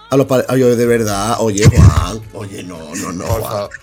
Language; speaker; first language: Spanish; native; Spanish